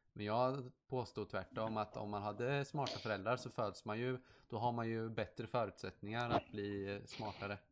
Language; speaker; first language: Swedish; native; Swedish